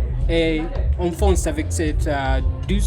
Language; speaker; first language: French; non-native, learner; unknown